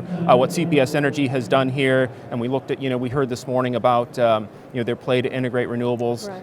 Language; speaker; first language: English; native; English